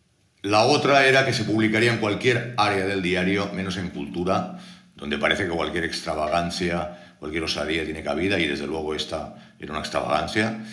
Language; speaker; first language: Spanish; native; Spanish